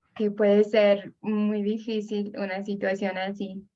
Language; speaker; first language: Spanish; non-native, fluent; English